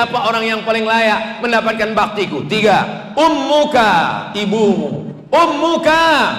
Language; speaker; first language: Indonesian; native; Indonesian